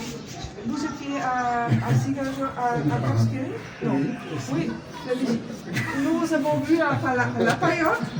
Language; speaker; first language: French; non-native, fluent; German